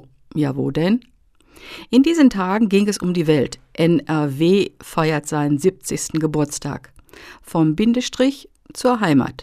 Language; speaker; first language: German; native; German